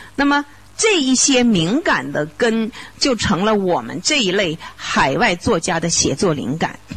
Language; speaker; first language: Chinese; native; Chinese